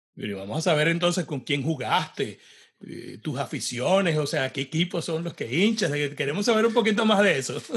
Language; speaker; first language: Spanish; native; Spanish